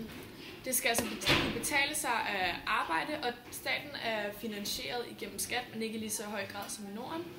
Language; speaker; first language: Danish; native; Danish